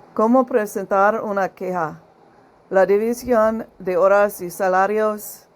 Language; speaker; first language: Spanish; non-native, learner; English